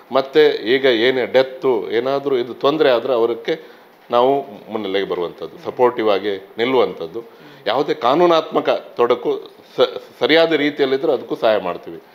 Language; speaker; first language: Kannada; native; Kannada